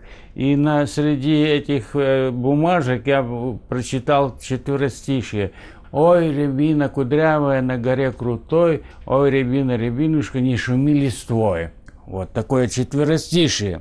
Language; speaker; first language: Russian; native; Russian